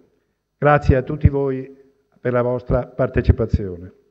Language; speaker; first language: Italian; native; Italian